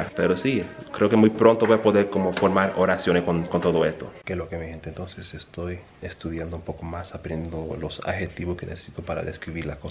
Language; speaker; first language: Spanish; early bilingual, heritage; Spanish